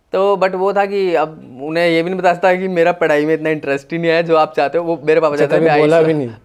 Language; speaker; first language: Hindi; native; Hindi